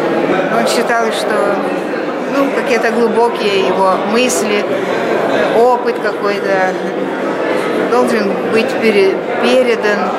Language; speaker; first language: Russian; non-native, local second language; Lithuanian